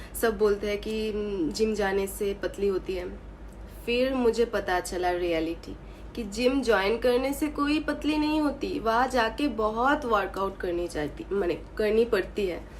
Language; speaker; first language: Hindi; non-native, local second language; Bangla